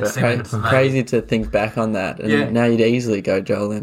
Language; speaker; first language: English; native; English